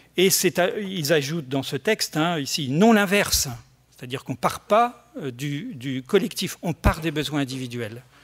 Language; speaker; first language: French; native; French